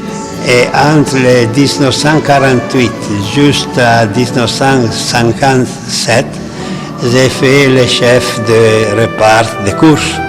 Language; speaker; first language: French; non-native, learner; Italian